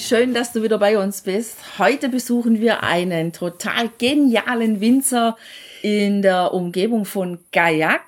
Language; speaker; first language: German; native; German